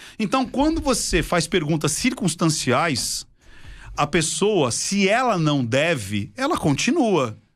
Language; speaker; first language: Portuguese; native; Portuguese